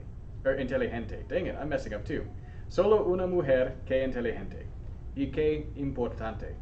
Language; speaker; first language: Spanish; non-native, fluent; English